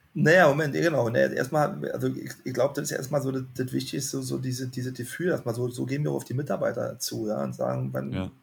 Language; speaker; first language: German; native; German